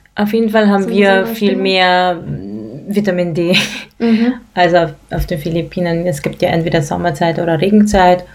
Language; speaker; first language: German; early bilingual, other home language; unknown